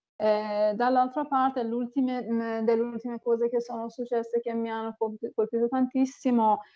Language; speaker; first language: Italian; non-native, fluent; Persian